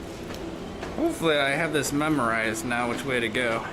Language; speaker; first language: English; native; English